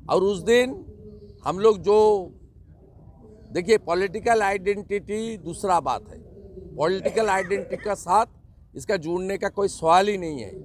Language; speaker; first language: Hindi; non-native, local second language; Bangla